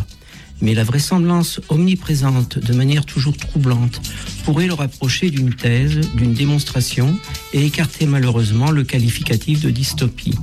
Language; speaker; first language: French; native; French